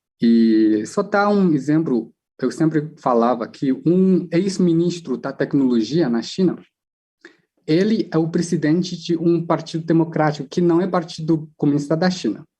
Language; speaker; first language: Portuguese; non-native, fluent; Chinese